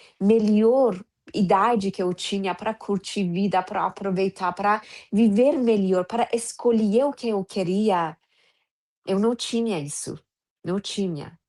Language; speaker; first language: Portuguese; non-native, fluent; Persian